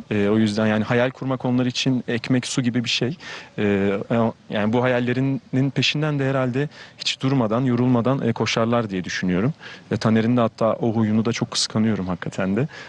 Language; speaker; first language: Turkish; native; Turkish